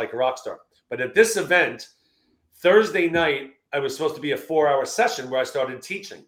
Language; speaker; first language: English; native; English